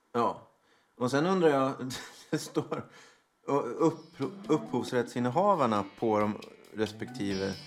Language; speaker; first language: Swedish; native; Swedish